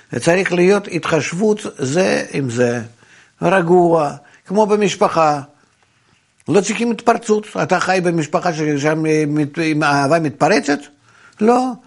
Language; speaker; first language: Hebrew; non-native, fluent; Russian